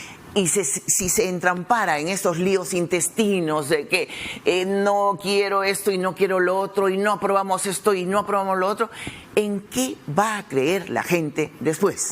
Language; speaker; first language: Spanish; native; Spanish